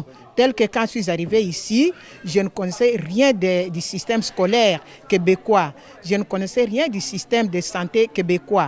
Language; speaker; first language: French; non-native, fluent; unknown